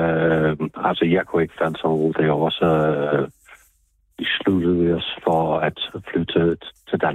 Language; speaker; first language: Danish; non-native, fluent; English